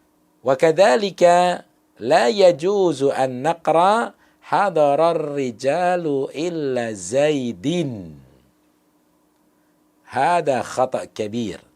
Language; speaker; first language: Arabic; non-native, fluent; Indonesian